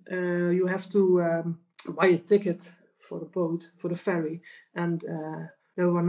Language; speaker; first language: English; non-native, fluent; Dutch